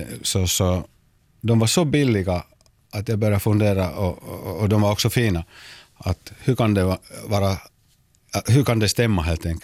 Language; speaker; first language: Swedish; non-native, local second language; Finnish